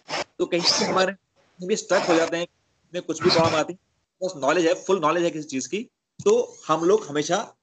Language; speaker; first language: Hindi; native; Hindi